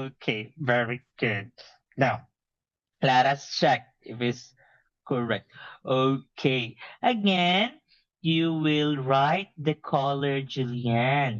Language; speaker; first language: English; non-native, fluent; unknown